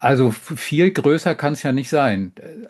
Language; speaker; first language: German; native; German